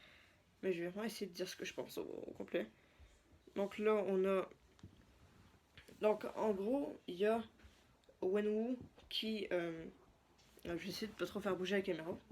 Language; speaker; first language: French; native; French